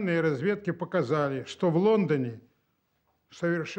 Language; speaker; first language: Russian; native; Russian